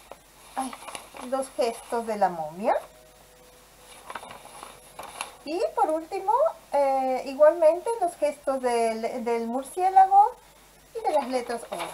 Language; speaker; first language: Spanish; native; Spanish